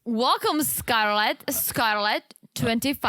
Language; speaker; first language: English; native; English